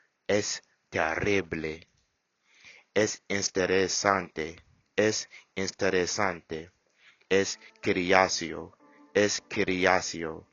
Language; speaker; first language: Spanish; non-native, learner; English